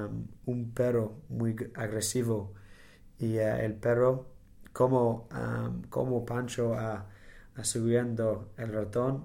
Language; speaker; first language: Spanish; non-native, learner; English